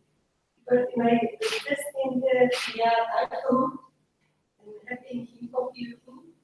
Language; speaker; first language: Dutch; non-native, local second language; Persian